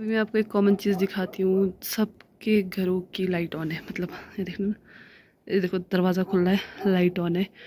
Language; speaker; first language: Hindi; non-native, local second language; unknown